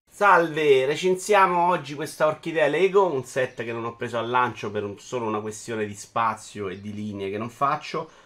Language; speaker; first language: Italian; native; Italian